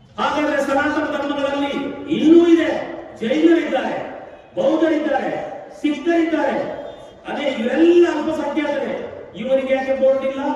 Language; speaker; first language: Kannada; non-native, local second language; Kodava